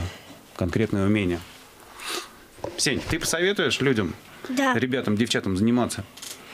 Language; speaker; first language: Russian; native; Russian